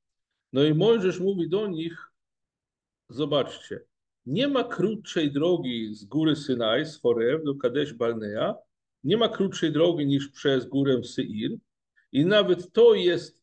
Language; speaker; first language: Polish; non-native, fluent; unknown